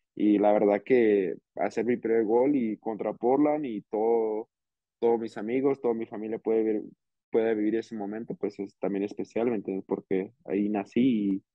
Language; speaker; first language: Spanish; early bilingual, heritage; Spanish